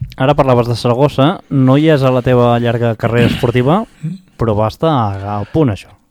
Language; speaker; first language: Catalan; native; Catalan